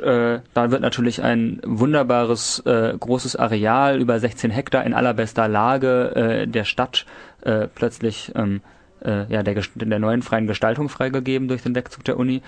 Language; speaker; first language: German; native; German